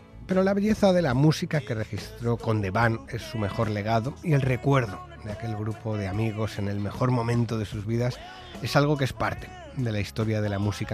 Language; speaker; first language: Spanish; native; Spanish